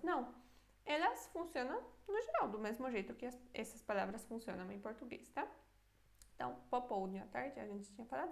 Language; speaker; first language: Portuguese; non-native, fluent; Polish